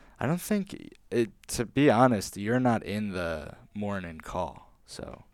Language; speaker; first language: English; native; English